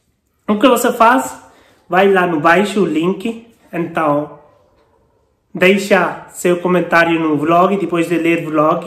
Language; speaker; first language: Portuguese; non-native, learner; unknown